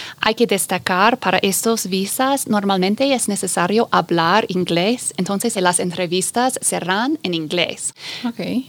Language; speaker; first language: Spanish; non-native, fluent; English